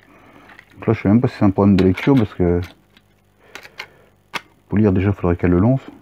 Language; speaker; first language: French; native; French